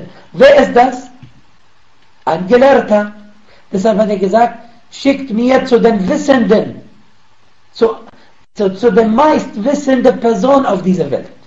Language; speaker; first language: German; non-native, fluent; Arabic